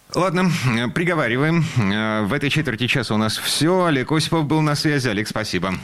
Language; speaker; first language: Russian; native; Russian